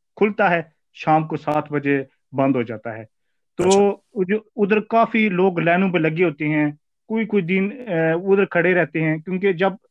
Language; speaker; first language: Urdu; early bilingual, heritage; Urdu